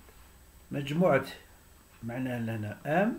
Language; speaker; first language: Arabic; native; Arabic